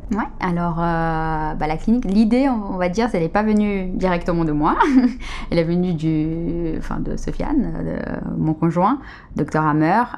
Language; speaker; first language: French; early bilingual, other home language; Portuguese